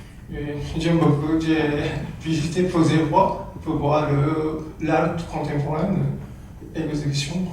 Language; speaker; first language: French; non-native, learner; Japanese